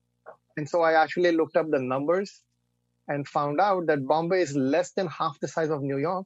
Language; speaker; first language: English; non-native, local second language; Marathi